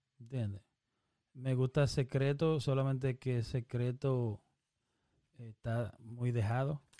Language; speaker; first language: Spanish; early bilingual, heritage; Spanish